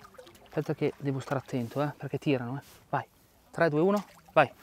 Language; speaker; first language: Italian; native; Italian